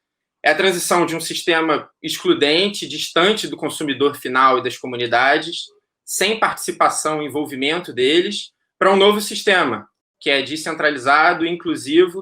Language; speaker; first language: Portuguese; native; Portuguese